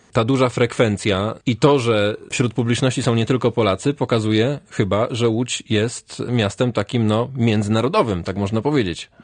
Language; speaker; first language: Polish; native; Polish